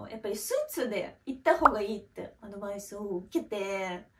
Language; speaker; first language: Japanese; non-native, fluent; Russian